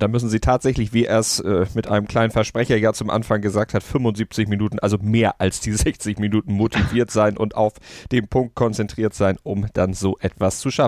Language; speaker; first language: German; native; German